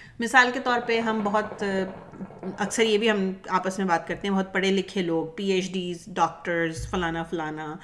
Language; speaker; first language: Urdu; native; Urdu